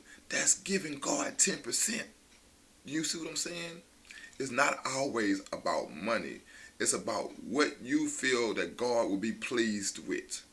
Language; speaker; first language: English; native; English